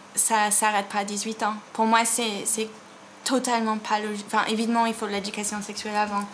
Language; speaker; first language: French; non-native, fluent; English